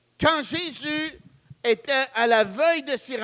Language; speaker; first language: French; native; French